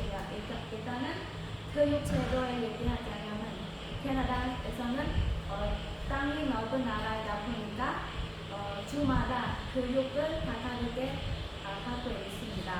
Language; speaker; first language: Korean; non-native, fluent; Khmer